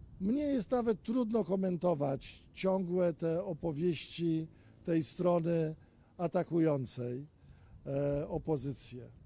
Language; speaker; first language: Polish; native; Polish